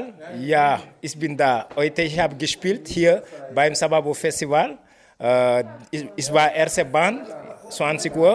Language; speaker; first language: German; non-native, learner; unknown